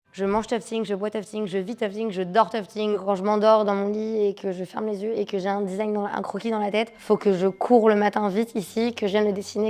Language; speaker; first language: French; native; French